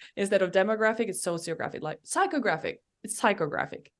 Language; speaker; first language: English; non-native, fluent; Norwegian